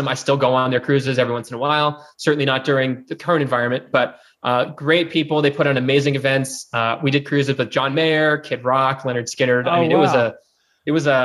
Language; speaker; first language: English; native; English